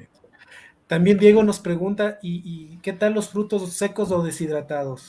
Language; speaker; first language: Spanish; native; Spanish